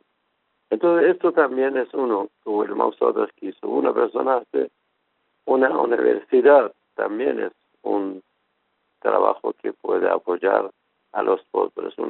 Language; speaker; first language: Spanish; non-native, fluent; Persian